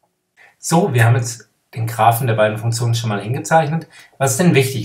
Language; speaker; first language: German; native; German